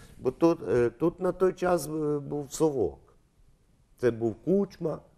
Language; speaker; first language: Ukrainian; native; Ukrainian